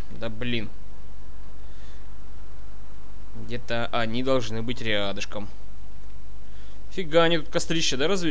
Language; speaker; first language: Russian; native; Russian